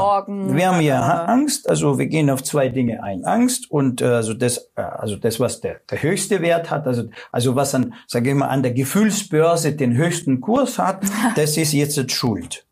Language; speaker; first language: German; non-native, fluent; Russian